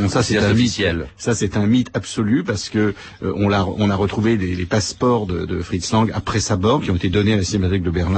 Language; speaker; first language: French; native; French